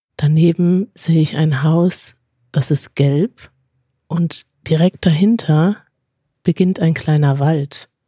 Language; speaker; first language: German; native; German